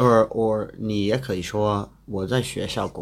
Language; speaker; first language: Chinese; non-native, fluent; English